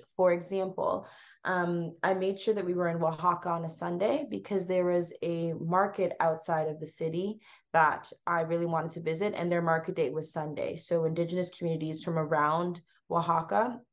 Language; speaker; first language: English; native; English